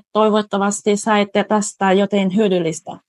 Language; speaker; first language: Finnish; non-native, fluent; Vietnamese